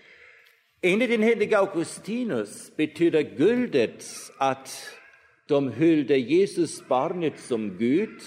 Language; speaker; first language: Swedish; non-native, fluent; German